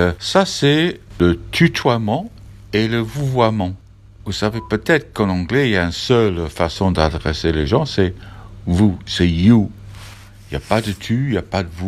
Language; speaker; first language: French; non-native, fluent; English